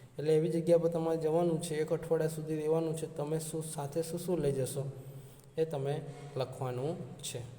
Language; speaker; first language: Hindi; non-native, local second language; Gujarati